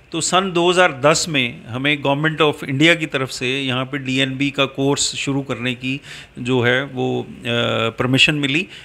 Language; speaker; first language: Hindi; native; Hindi